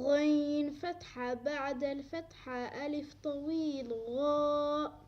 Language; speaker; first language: Arabic; non-native, learner; Somali